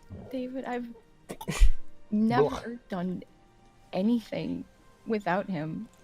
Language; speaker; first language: English; native; English